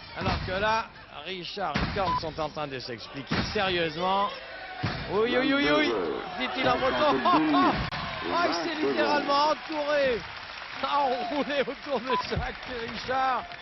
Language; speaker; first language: French; native; French